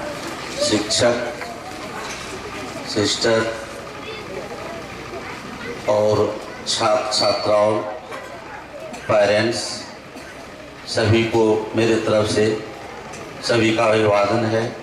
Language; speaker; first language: Hindi; native; Hindi